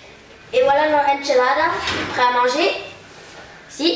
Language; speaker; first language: French; non-native, learner; English